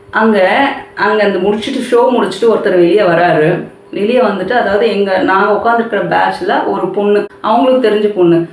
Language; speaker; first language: Tamil; non-native, local second language; Telugu